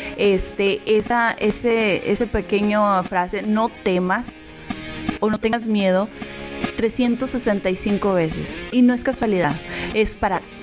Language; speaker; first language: Spanish; native; Spanish